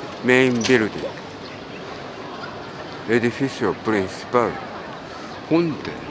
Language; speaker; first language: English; non-native, learner; Japanese